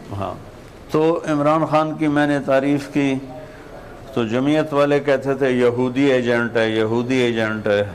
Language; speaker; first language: Urdu; non-native, local second language; Punjabi